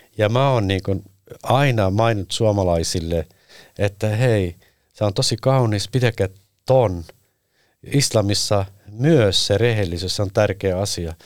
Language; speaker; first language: Finnish; non-native, fluent; Turkish